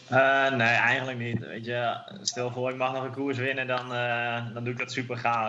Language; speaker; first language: Dutch; native; Dutch